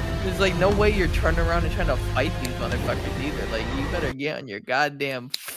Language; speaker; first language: English; native; English